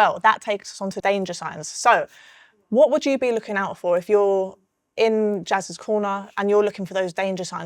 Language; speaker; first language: English; native; English